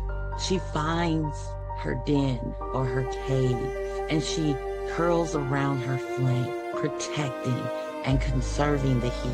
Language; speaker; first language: English; native; English